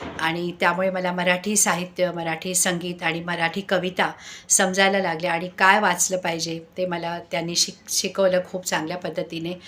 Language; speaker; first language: Marathi; non-native, local second language; Sindhi